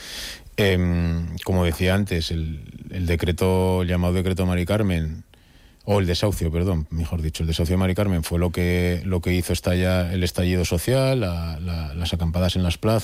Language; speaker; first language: Spanish; native; Spanish